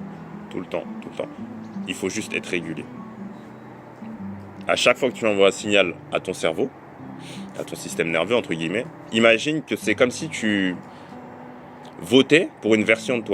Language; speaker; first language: French; native; French